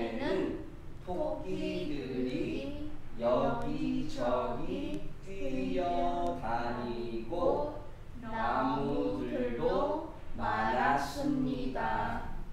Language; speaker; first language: Korean; non-native, fluent; Vietnamese